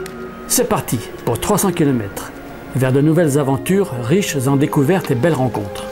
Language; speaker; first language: French; native; French